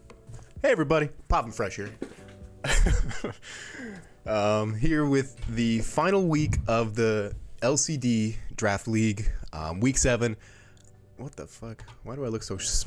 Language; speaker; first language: English; native; English